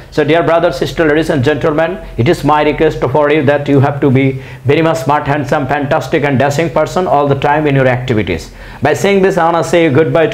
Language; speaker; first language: English; non-native, local second language; Bangla